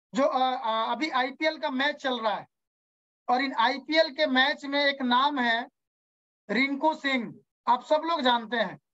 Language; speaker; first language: Hindi; native; Hindi